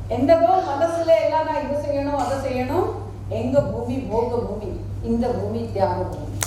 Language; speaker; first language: Tamil; non-native, fluent; Marathi